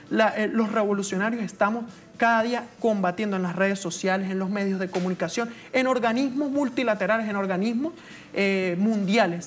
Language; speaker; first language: Spanish; native; Spanish